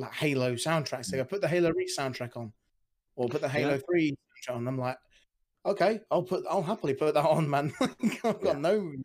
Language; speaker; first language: English; native; English